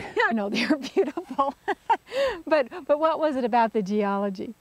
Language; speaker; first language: English; native; English